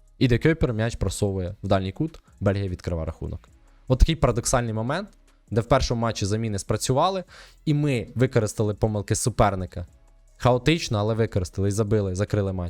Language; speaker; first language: Ukrainian; native; Ukrainian